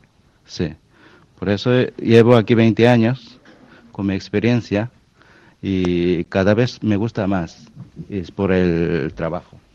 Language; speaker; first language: Spanish; non-native, fluent; Korean